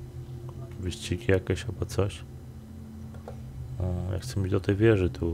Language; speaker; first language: Polish; native; Polish